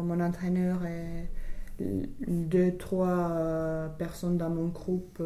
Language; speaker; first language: French; non-native, fluent; English